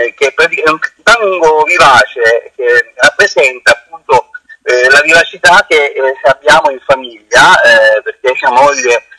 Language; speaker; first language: Italian; native; Italian